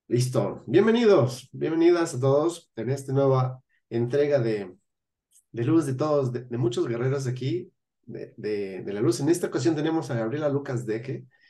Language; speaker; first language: Spanish; native; Spanish